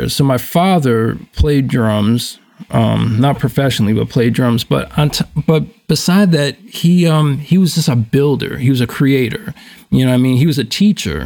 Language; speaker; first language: English; native; English